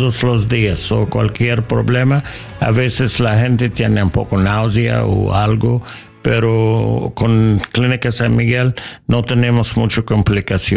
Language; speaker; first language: Spanish; non-native, learner; English